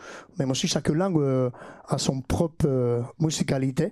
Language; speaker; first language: French; non-native, fluent; Basque